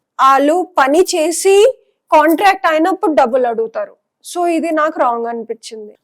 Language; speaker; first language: Telugu; non-native, local second language; Punjabi